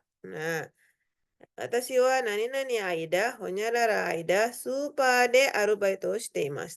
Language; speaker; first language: Japanese; non-native, fluent; Indonesian